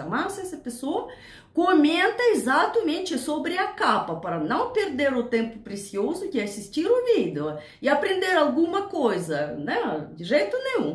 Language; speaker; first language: Portuguese; non-native, learner; Russian